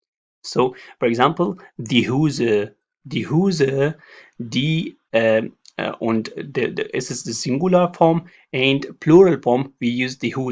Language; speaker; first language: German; non-native, learner; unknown